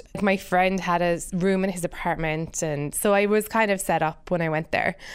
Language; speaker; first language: English; native; English